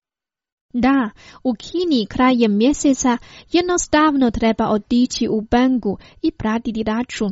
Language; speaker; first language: Croatian; non-native, fluent; Chinese